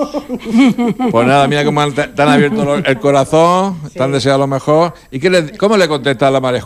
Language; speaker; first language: Spanish; native; Spanish